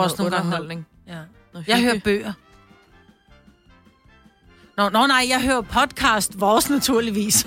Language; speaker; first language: Danish; native; Danish